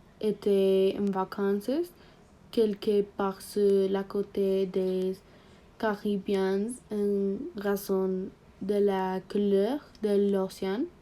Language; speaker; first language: French; non-native, learner; Spanish